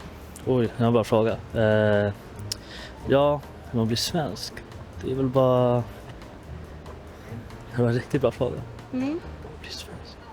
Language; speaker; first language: Swedish; native; Swedish